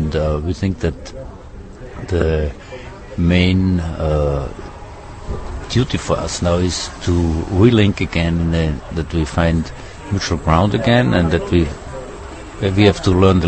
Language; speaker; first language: English; non-native, fluent; German